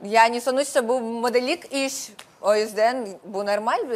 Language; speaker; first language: Turkish; non-native, learner; Russian